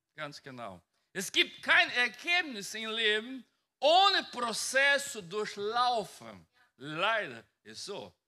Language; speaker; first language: German; non-native, fluent; Portuguese